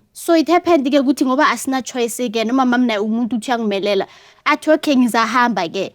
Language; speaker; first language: Zulu; native; Zulu